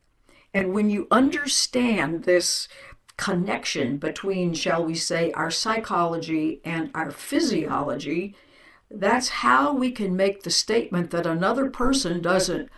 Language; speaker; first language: English; native; English